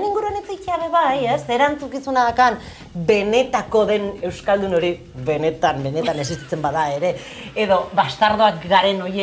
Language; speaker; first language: Basque; non-native, local second language; Spanish